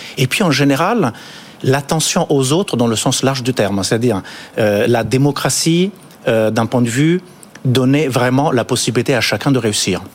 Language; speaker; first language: French; non-native, fluent; Italian